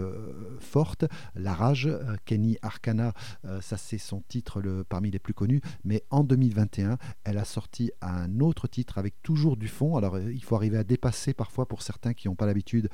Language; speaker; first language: French; native; French